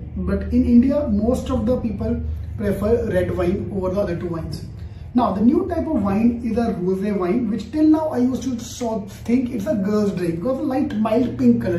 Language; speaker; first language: English; non-native, local second language; Hindi